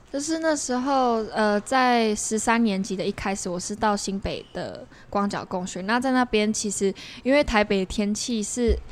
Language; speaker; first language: Chinese; non-native, local second language; Min Nan Chinese